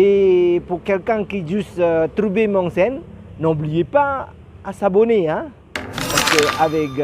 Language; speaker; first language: French; non-native, learner; Indonesian